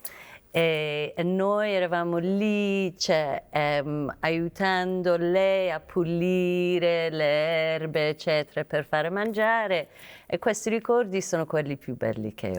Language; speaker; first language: Italian; non-native, fluent; Persian